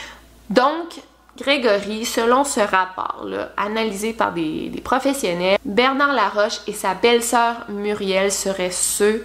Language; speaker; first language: French; native; French